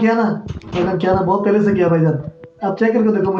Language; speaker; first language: Hindi; non-native, fluent; Bangla